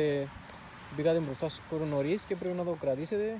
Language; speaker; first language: Greek; native; Greek